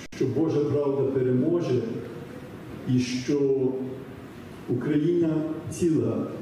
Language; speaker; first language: Ukrainian; early bilingual, heritage; Ukrainian